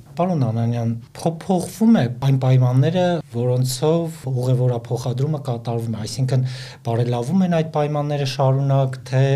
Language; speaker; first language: Armenian; native; Armenian